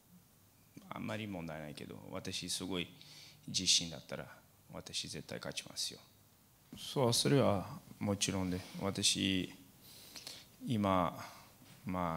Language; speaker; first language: Japanese; non-native, learner; Portuguese